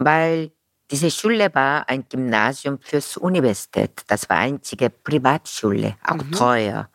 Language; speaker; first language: German; non-native, fluent; Korean